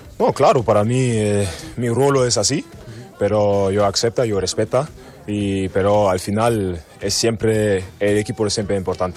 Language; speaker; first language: Spanish; non-native, learner; German